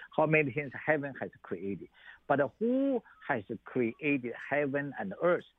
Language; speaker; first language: English; non-native, learner; Chinese